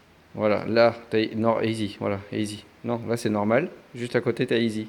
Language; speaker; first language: French; native; French